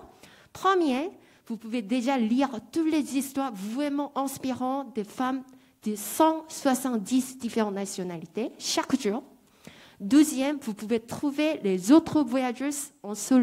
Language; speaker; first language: French; non-native, fluent; Korean